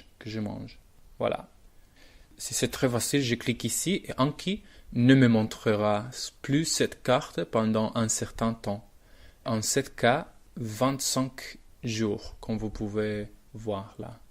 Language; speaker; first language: French; non-native, learner; Spanish